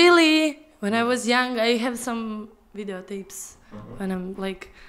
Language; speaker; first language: English; non-native, fluent; Serbian